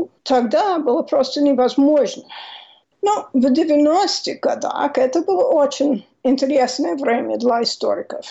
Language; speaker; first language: Russian; non-native, fluent; English